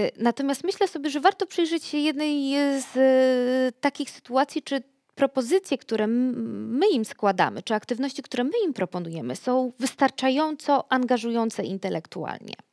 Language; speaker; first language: Polish; native; Polish